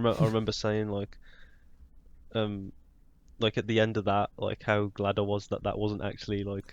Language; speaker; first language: English; native; English